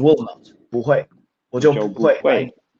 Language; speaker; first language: Chinese; non-native, fluent; Swedish